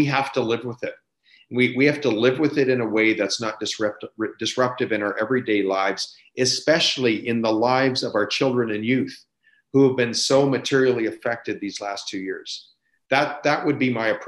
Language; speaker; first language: English; native; English